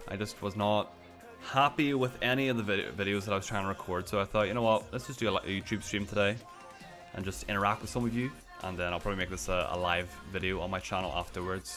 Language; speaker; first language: English; native; English